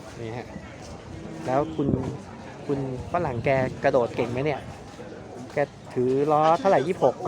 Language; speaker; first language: Thai; native; Thai